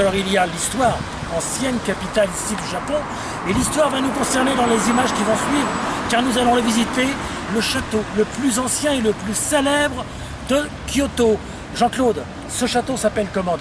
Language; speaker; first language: French; native; French